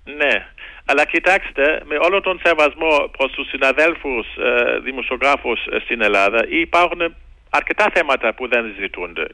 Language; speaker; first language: Greek; non-native, fluent; German